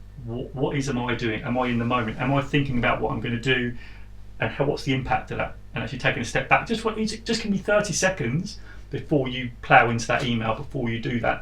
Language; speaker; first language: English; native; English